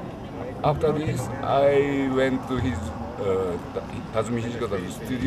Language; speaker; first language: English; non-native, learner; Japanese